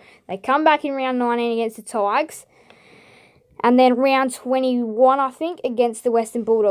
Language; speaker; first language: English; native; English